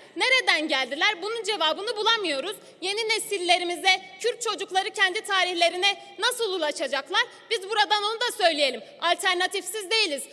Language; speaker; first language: Turkish; non-native, local second language; Kurdish